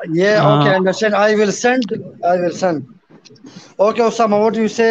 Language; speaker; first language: English; non-native, learner; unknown